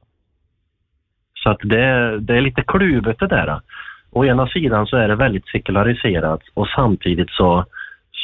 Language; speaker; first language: Swedish; native; Swedish